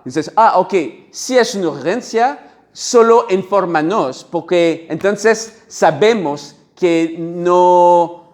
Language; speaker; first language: Spanish; non-native, learner; French